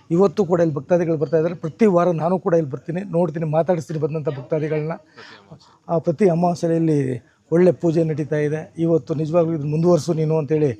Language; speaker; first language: Kannada; native; Kannada